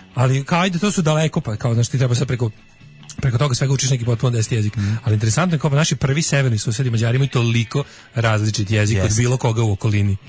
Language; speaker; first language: Serbian; native; Serbian